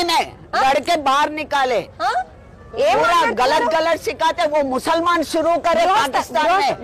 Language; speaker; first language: Hindi; non-native, local second language; Telugu